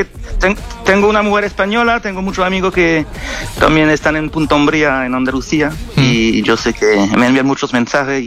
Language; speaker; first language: Spanish; non-native, fluent; French